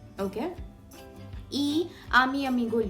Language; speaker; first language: Spanish; non-native, fluent; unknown